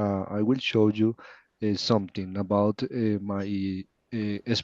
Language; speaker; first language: English; non-native, learner; Spanish